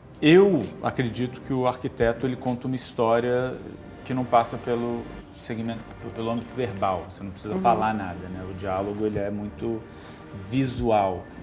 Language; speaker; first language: Portuguese; native; Portuguese